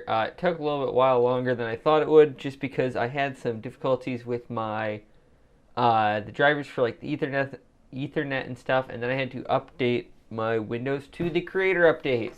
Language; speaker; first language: English; native; English